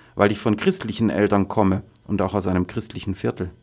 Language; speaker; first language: German; non-native, fluent; Arabic